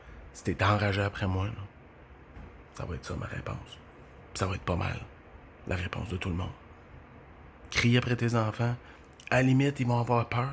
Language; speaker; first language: French; native; French